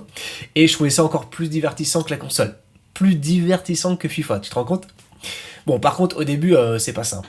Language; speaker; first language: French; native; French